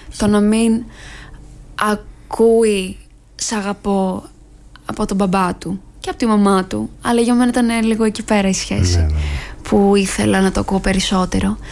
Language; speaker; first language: Greek; early bilingual, other home language; Albanian